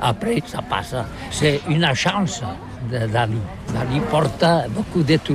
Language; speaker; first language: French; non-native, learner; Catalan